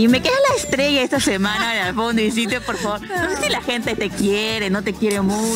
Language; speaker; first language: Spanish; native; Spanish